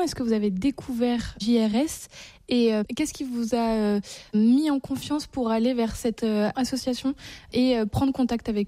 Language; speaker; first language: French; native; French